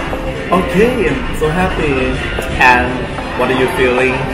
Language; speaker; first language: English; non-native, learner; Thai